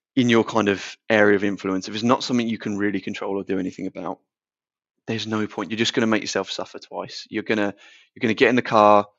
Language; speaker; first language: English; native; English